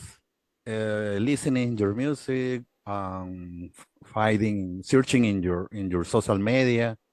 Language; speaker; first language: English; non-native, learner; Spanish